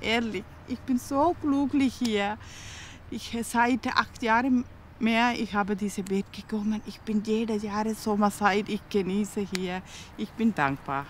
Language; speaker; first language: German; non-native, learner; Tamil